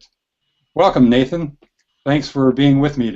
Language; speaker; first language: English; native; English